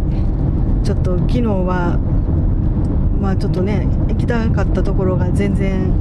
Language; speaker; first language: Japanese; native; Japanese